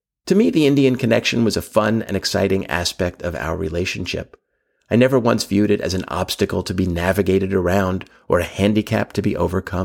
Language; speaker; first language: English; native; English